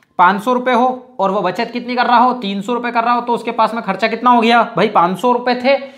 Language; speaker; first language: Hindi; native; Hindi